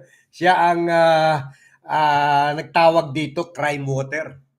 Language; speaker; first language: Filipino; native; Filipino